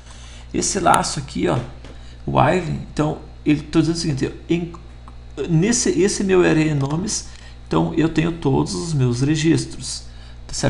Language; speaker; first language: Portuguese; native; Portuguese